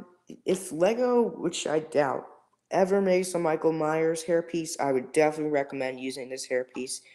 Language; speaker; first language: English; native; English